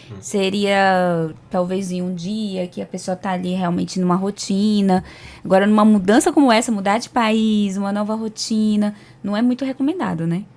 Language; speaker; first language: Portuguese; native; Portuguese